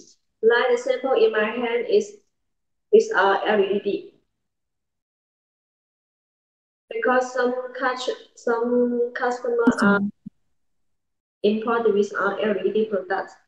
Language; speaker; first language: English; non-native, learner; Chinese